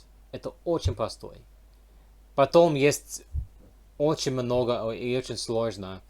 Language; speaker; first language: Russian; non-native, learner; English